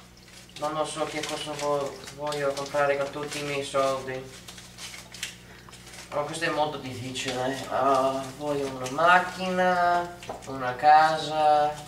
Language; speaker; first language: Italian; non-native, learner; English